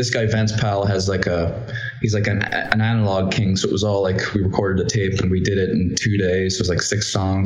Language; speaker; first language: English; native; English